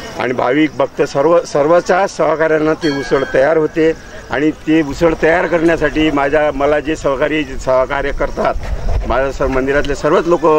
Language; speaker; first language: Marathi; native; Marathi